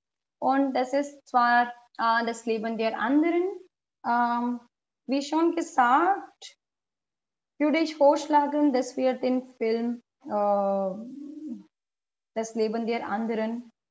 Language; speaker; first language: German; non-native, fluent; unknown